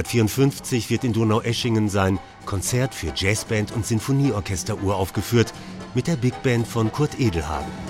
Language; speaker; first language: German; native; German